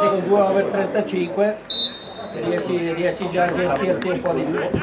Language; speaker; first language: Italian; native; Italian